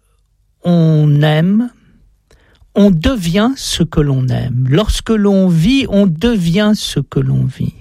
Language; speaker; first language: French; native; French